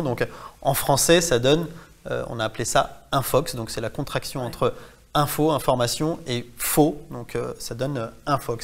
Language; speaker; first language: French; native; French